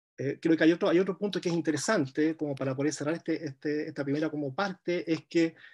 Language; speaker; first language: Spanish; native; Spanish